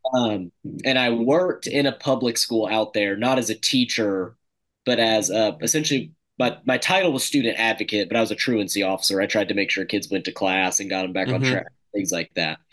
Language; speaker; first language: English; native; English